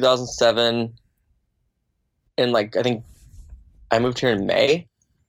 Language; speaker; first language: English; native; English